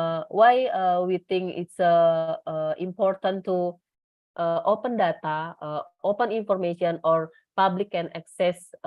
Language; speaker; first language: English; non-native, learner; Indonesian